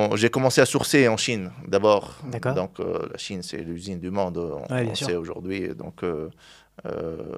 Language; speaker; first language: French; non-native, local second language; Arabic